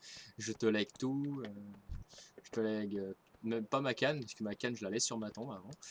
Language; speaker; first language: French; native; French